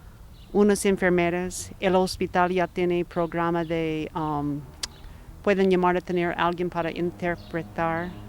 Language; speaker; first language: Spanish; non-native, fluent; English